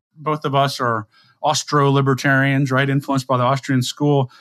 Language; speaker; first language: English; native; English